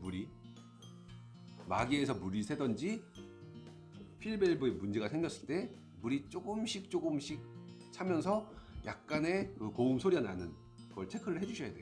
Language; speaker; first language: Korean; native; Korean